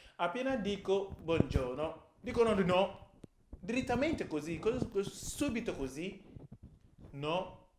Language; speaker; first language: Italian; non-native, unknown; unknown